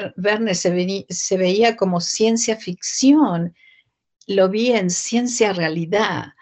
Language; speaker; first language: Spanish; native; Spanish